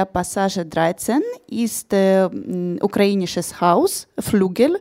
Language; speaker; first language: German; non-native, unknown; Ukrainian